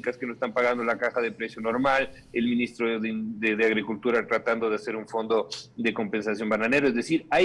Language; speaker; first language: Spanish; native; Spanish